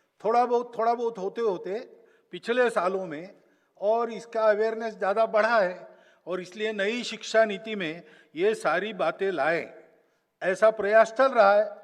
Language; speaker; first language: Hindi; non-native, local second language; Marathi